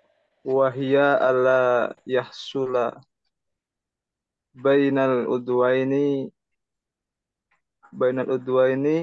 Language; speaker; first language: Arabic; non-native, learner; Indonesian